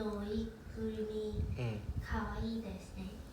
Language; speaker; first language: Japanese; non-native, learner; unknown